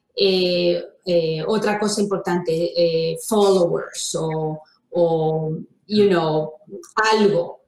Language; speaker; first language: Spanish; native; Spanish